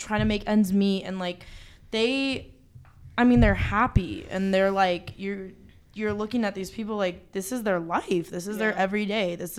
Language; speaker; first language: English; native; English